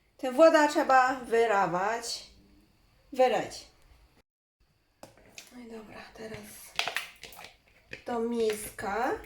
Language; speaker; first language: Polish; non-native, learner; Chinese